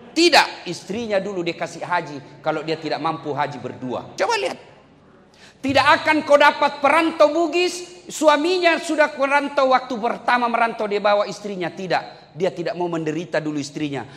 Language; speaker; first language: Indonesian; non-native, local second language; Buginese